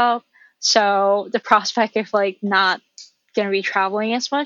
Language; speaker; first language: English; non-native, local second language; Cantonese